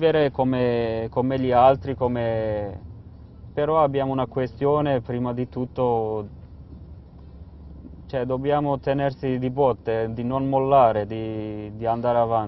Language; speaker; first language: Italian; non-native, fluent; Kurdish